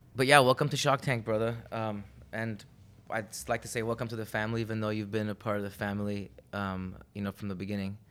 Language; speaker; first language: English; early bilingual, other home language; Armenian